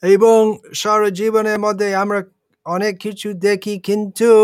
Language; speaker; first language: Bangla; non-native, fluent; English